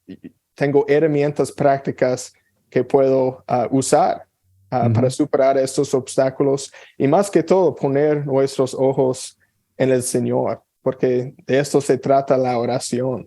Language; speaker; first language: Spanish; non-native, fluent; English